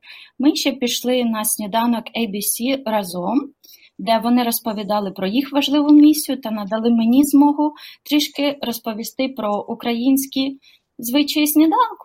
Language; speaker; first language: Ukrainian; native; Ukrainian